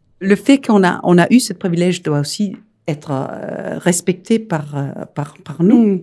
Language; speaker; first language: French; non-native, fluent; Danish